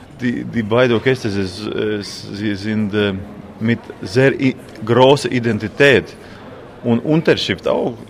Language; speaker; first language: German; non-native, learner; Latvian